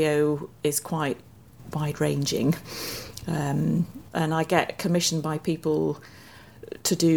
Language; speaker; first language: English; native; English